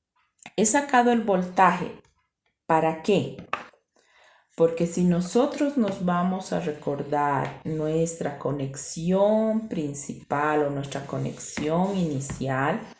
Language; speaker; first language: Spanish; native; Spanish